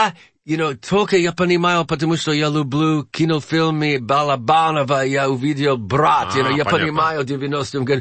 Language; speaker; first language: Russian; non-native, learner; English